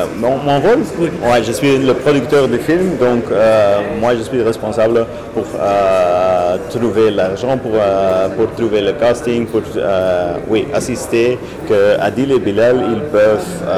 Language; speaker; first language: French; non-native, fluent; Dutch